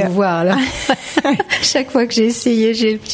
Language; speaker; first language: French; native; French